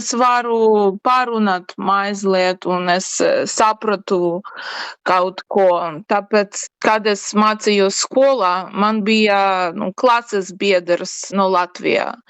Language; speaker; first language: Latvian; non-native, learner; Ukrainian